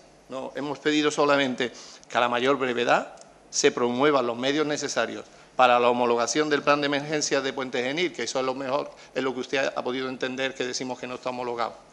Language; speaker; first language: Spanish; native; Spanish